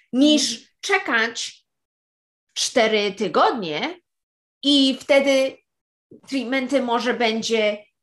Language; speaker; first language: Polish; early bilingual, heritage; Polish